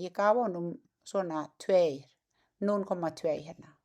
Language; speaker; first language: Icelandic; non-native, learner; Thai